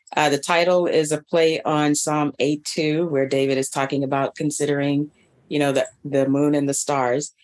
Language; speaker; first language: English; native; English